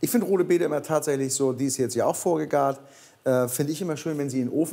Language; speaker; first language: German; native; German